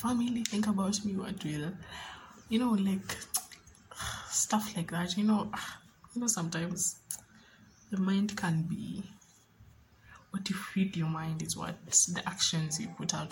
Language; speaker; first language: English; non-native, local second language; Swahili